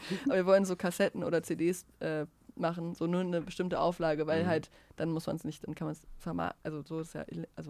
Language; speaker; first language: German; native; German